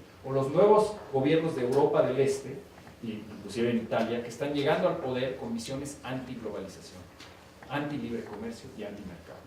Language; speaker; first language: Spanish; native; Spanish